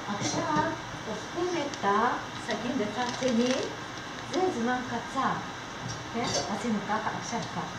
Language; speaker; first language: Hebrew; non-native, learner; Russian